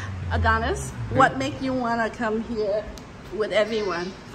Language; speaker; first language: English; non-native, fluent; Vietnamese